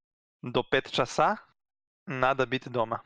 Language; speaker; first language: Russian; non-native, learner; Serbian